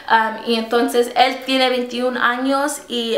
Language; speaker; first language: Spanish; early bilingual, heritage; Spanish